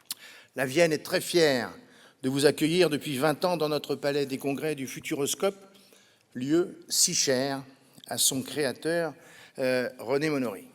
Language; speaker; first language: French; native; French